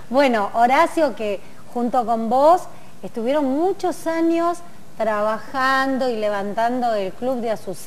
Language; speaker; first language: Spanish; native; Spanish